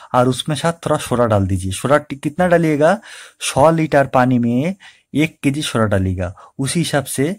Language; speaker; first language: Hindi; non-native, local second language; Bangla